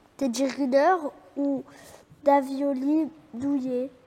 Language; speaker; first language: French; native; French